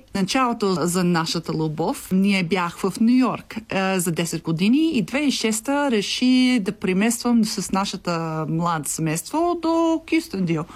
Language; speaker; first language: Bulgarian; non-native, learner; English